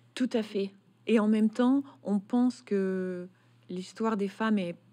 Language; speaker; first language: French; native; French